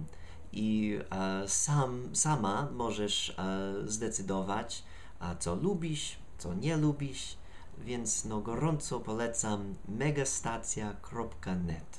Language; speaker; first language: Polish; non-native, fluent; English